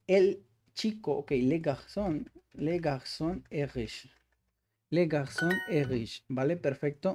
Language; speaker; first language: French; non-native, learner; Spanish